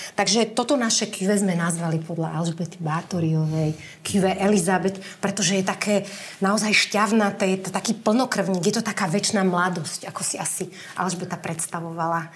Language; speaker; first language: Slovak; native; Slovak